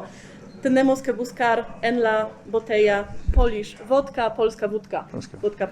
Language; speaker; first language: Spanish; non-native, fluent; Polish